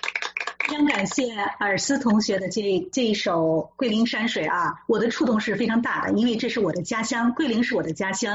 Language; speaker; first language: Chinese; native; Chinese